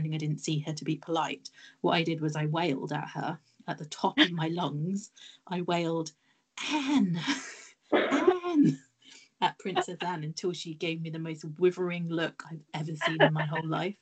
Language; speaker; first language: English; native; English